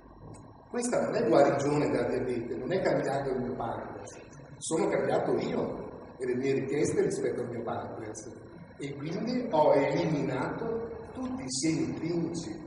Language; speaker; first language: Italian; native; Italian